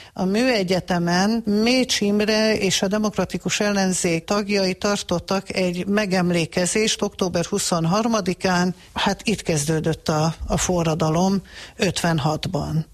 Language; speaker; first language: Hungarian; early bilingual, heritage; Hungarian